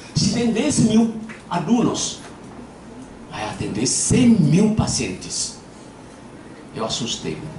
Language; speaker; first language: Portuguese; non-native, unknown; Chinese